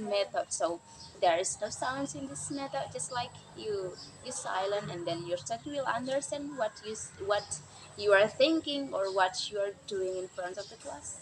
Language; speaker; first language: English; non-native, learner; Indonesian